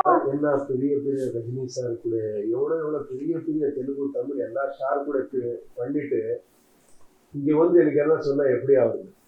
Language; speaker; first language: Tamil; non-native, learner; Kannada